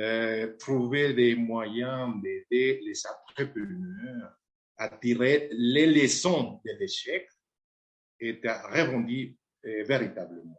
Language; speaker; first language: French; non-native, fluent; Spanish